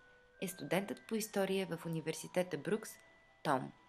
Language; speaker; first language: Bulgarian; native; Bulgarian